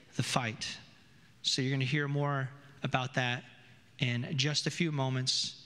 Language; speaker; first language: English; native; English